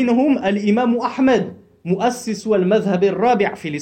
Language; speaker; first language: Arabic; non-native, fluent; French